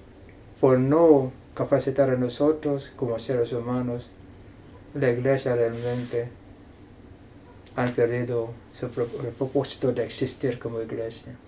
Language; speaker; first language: Spanish; non-native, fluent; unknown